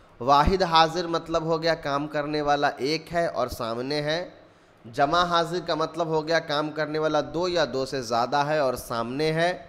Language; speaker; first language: Urdu; native; Urdu